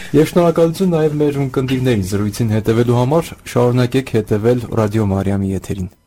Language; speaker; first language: Armenian; native; Armenian